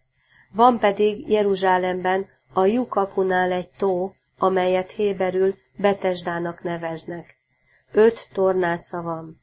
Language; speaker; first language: Hungarian; native; Hungarian